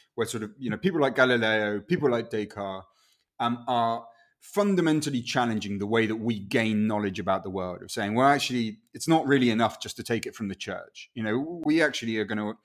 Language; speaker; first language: English; non-native, local second language; Spanish